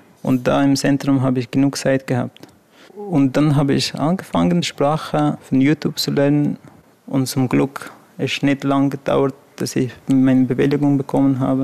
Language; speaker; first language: German; non-native, fluent; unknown